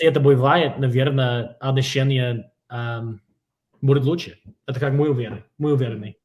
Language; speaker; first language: Russian; non-native, fluent; English